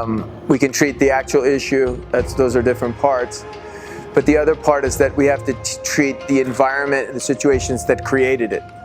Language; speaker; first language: English; native; English